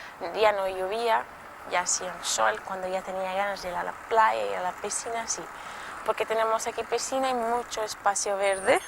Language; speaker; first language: Spanish; non-native, local second language; Portuguese